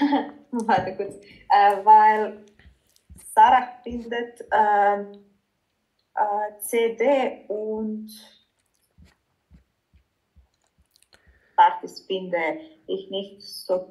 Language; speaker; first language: German; non-native, learner; Croatian